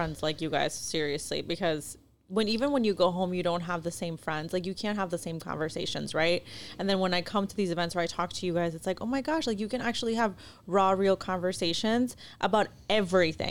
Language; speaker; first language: English; non-native, fluent; Spanish